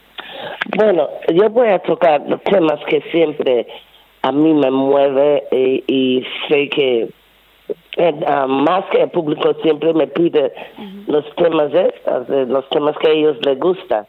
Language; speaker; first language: Spanish; non-native, fluent; English